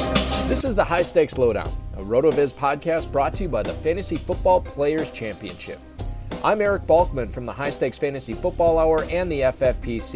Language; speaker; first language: English; native; English